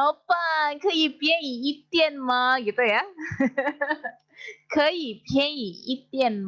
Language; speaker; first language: Chinese; non-native, fluent; Indonesian